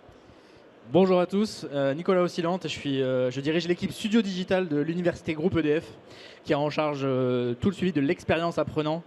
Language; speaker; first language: French; native; French